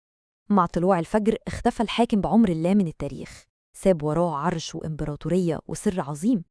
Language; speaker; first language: Arabic; native; Arabic